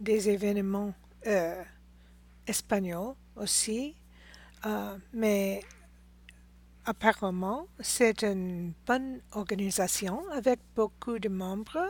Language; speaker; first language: French; non-native, learner; English